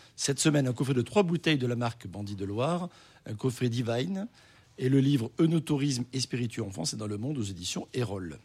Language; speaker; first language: French; native; French